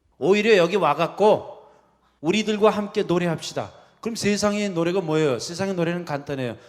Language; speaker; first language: Korean; early bilingual, heritage; Korean